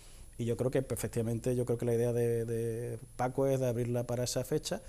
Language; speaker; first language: Spanish; native; Spanish